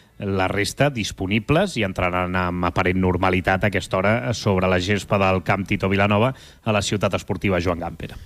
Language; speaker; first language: Catalan; native; Catalan